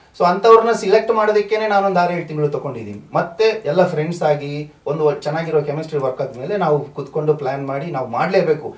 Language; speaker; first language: Kannada; non-native, local second language; Tulu